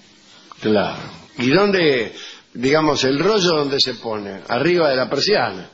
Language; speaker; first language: Spanish; native; Spanish